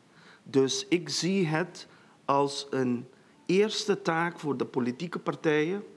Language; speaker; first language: Dutch; non-native, local second language; Papiamento